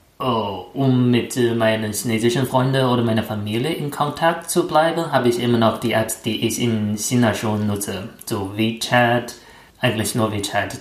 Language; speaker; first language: German; non-native, fluent; Chinese